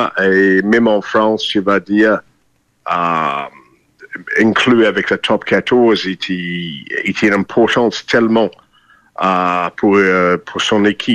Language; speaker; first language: French; non-native, fluent; English